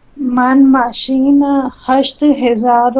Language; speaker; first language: Persian; non-native, learner; Urdu